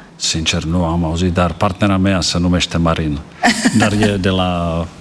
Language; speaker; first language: Romanian; non-native, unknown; Czech